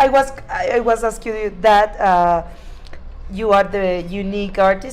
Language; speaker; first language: English; non-native, learner; Spanish